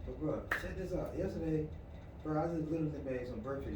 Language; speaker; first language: English; native; English